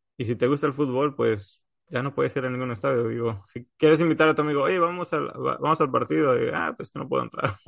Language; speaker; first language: Spanish; native; Spanish